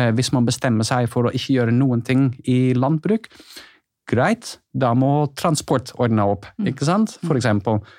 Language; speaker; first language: Norwegian; non-native, fluent; Dutch